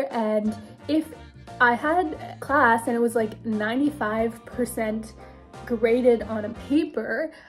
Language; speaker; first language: English; native; English